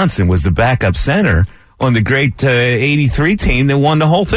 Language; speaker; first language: English; native; English